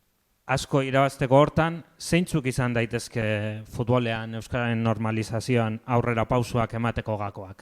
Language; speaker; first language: Basque; native; Basque